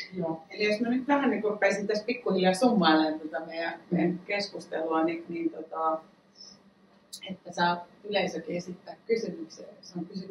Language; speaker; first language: Finnish; native; Finnish